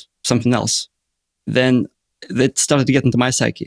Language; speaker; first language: English; non-native, fluent; Russian